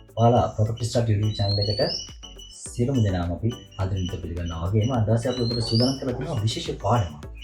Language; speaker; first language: Sinhala; native; Sinhala